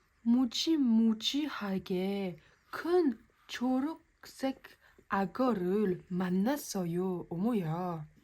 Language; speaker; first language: Korean; early bilingual, heritage; French